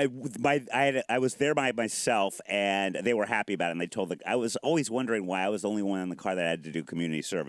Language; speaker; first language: English; native; English